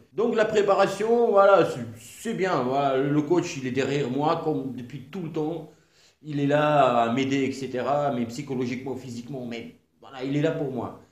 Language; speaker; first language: French; non-native, fluent; Georgian